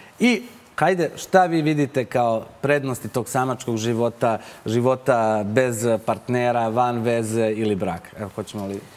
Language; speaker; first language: Bosnian; native; Bosnian